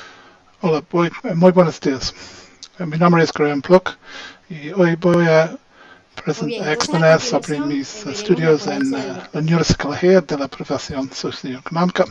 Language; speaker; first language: Spanish; non-native, learner; English